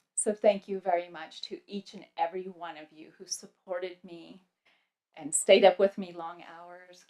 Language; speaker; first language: English; early bilingual, other home language; Punjabi